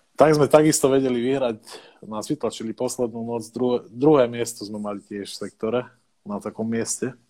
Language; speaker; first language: Slovak; native; Slovak